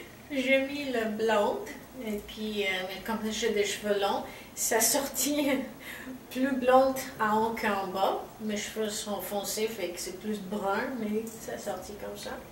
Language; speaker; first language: French; native; French